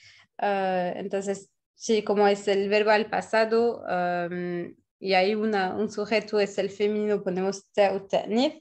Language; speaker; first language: Spanish; non-native, fluent; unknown